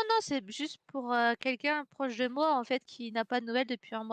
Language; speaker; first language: French; native; French